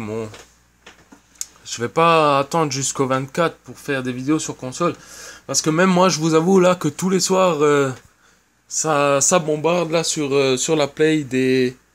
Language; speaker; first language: French; native; French